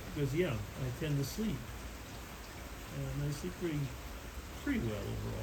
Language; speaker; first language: English; native; English